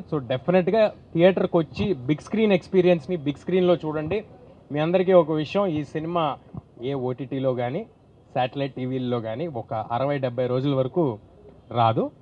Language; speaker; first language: Telugu; native; Telugu